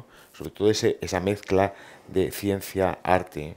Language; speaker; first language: Spanish; native; Spanish